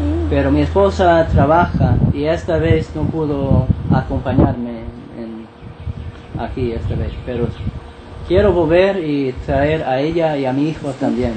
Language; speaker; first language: Spanish; non-native, fluent; English